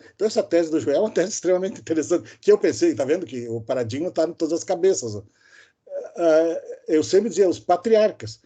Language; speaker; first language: Portuguese; native; Portuguese